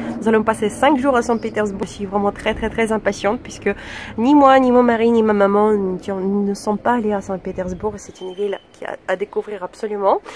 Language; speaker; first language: French; non-native, fluent; Russian